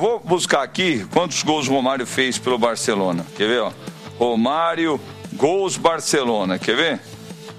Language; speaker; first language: Portuguese; native; Portuguese